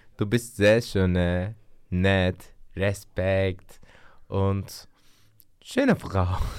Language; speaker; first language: German; non-native, learner; Turkish